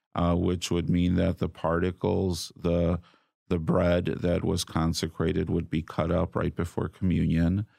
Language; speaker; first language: English; native; English